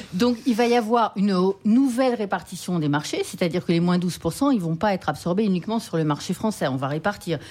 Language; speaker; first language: French; native; French